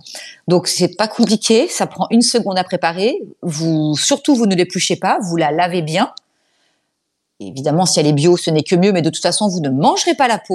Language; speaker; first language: French; native; French